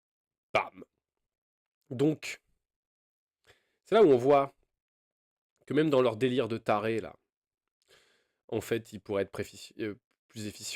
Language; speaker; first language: French; native; French